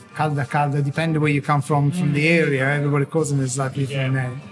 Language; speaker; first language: English; non-native, fluent; Italian